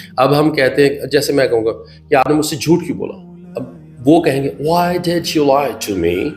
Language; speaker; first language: Urdu; non-native, local second language; Punjabi